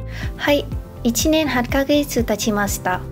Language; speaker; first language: Japanese; non-native, fluent; Vietnamese